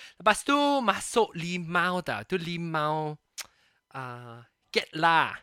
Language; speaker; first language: Malay; non-native, local second language; Chinese